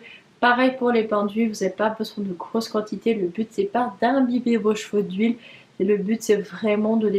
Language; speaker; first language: French; native; French